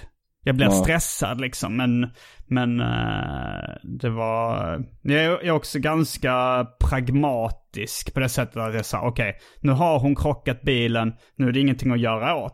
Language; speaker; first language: Swedish; native; Swedish